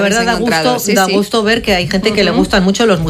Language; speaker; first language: Spanish; native; Spanish